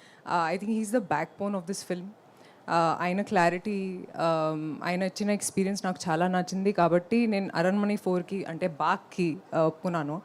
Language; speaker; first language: Telugu; non-native, local second language; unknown